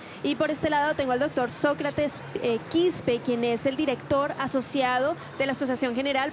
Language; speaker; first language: Spanish; native; Spanish